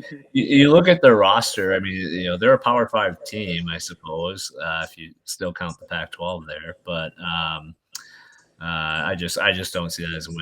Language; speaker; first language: English; native; English